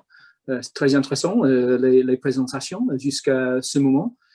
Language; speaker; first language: French; non-native, fluent; English